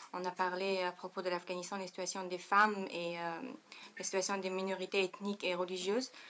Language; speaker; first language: French; non-native, fluent; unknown